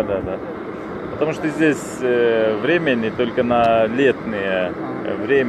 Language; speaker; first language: Russian; non-native, local second language; Kyrgyz